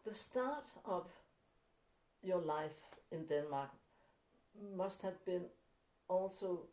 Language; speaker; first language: English; non-native, fluent; Danish